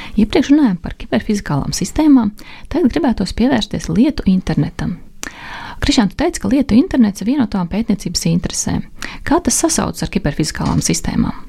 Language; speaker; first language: Latvian; native; Latvian